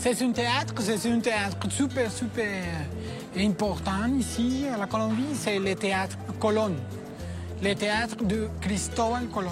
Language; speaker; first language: French; non-native, learner; Spanish